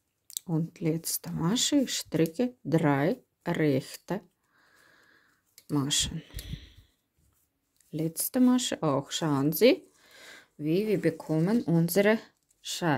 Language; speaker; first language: German; non-native, learner; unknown